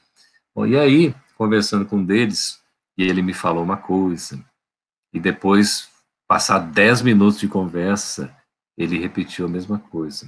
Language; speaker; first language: Portuguese; native; Portuguese